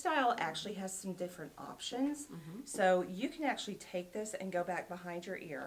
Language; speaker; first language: English; native; English